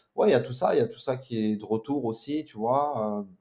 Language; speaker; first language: French; native; French